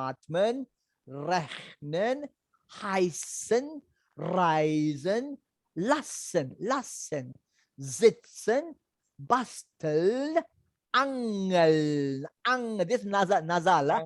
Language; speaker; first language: German; non-native, learner; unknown